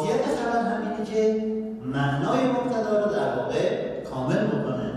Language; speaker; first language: Persian; native; Persian